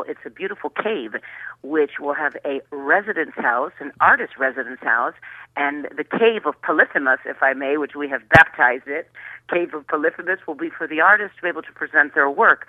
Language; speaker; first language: English; native; English